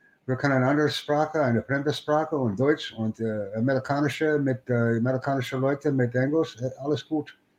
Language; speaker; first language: German; non-native, learner; English